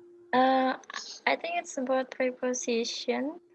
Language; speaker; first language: English; non-native, learner; Indonesian